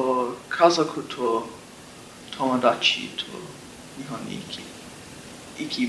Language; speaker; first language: Japanese; non-native, learner; English